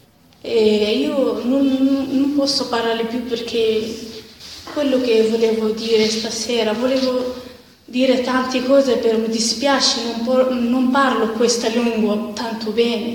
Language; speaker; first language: Italian; non-native, learner; Arabic